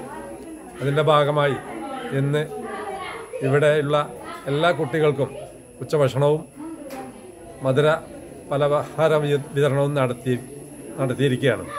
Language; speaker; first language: Malayalam; native; Malayalam